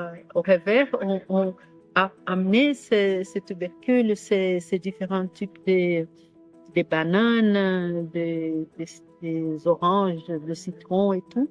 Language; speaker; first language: French; non-native, fluent; Portuguese